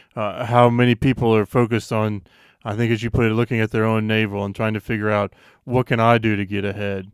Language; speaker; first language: English; native; English